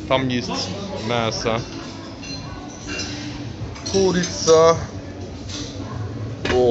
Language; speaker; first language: Russian; non-native, learner; Turkish